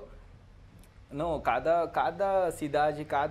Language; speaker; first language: Portuguese; non-native, learner; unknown